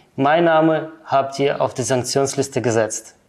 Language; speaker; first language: German; non-native, fluent; Russian